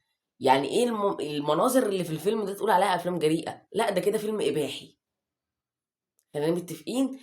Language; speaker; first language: Arabic; native; Arabic